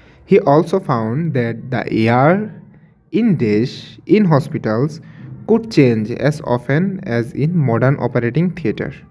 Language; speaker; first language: English; non-native, local second language; Bangla